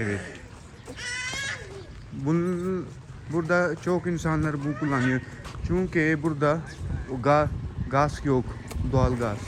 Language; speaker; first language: Turkish; non-native, learner; Punjabi